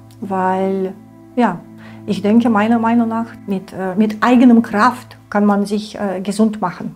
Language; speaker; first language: German; non-native, learner; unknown